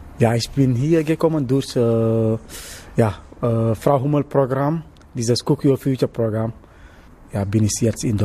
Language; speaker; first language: German; non-native, learner; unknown